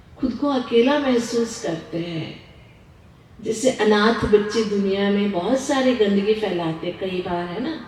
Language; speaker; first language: Hindi; non-native, local second language; Kannada